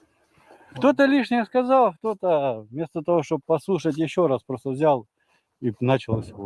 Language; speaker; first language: Russian; native; Russian